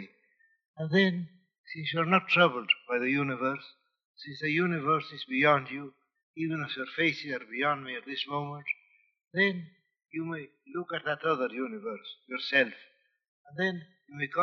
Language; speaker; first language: English; non-native, fluent; Spanish